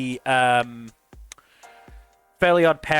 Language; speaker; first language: English; native; English